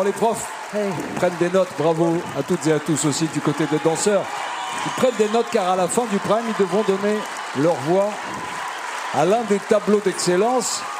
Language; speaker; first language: French; native; French